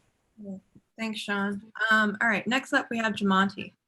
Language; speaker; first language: English; native; English